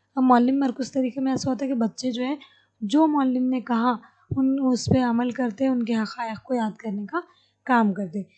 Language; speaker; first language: Urdu; native; Urdu